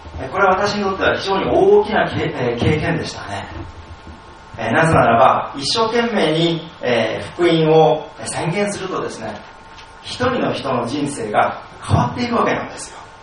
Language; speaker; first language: Japanese; native; Japanese